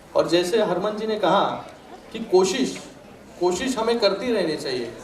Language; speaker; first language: Hindi; non-native, local second language; Marathi